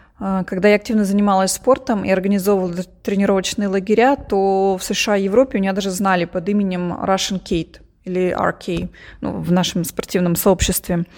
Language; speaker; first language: Russian; native; Russian